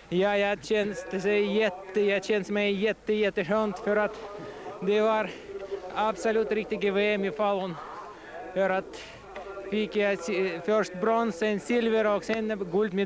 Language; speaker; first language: Swedish; non-native, learner; Russian